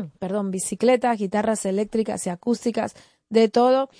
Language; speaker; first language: Spanish; native; Spanish